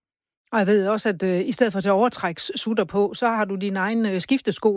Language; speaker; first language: Danish; native; Danish